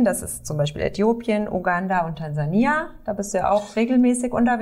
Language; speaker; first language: German; native; German